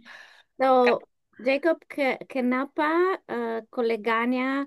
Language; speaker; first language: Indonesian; non-native, learner; English